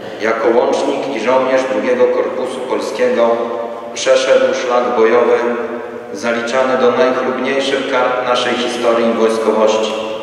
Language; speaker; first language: Polish; native; Polish